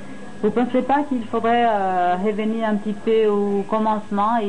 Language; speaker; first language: French; native; French